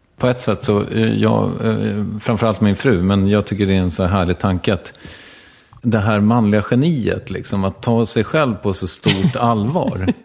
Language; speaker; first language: Swedish; native; Swedish